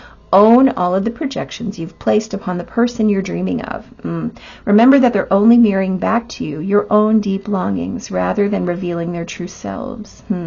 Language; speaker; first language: English; native; English